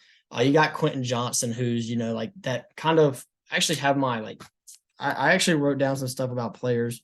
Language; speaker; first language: English; native; English